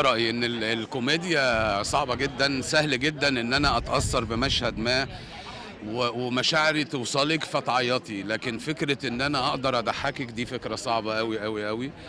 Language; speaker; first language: Arabic; native; Arabic